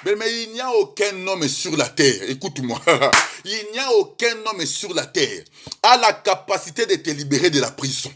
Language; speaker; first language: French; non-native, local second language; Lingala